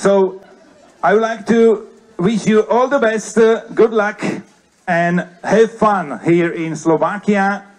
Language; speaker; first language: English; non-native, fluent; Slovak